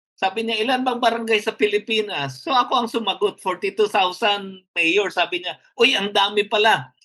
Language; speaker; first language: Filipino; non-native, local second language; Hiligaynon